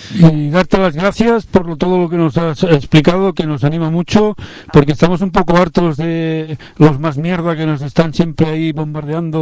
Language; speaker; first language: Spanish; non-native, local second language; Catalan